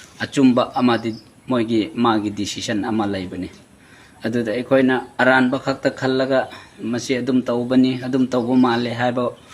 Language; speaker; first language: Manipuri; non-native, local second language; Tangkhul Naga (India)